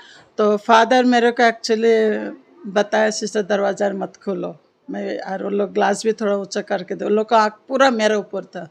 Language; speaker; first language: Hindi; non-native, local second language; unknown